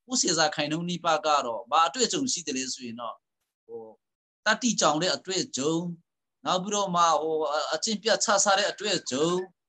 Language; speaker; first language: Burmese; non-native, local second language; Hakha Chin